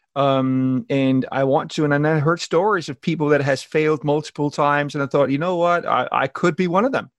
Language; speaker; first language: English; non-native, fluent; Danish